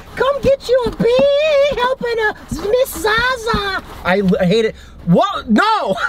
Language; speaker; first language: English; native; English